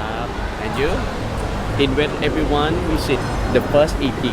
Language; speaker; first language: English; non-native, learner; Thai